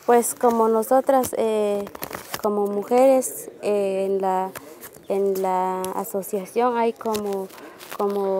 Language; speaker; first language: Spanish; non-native, local second language; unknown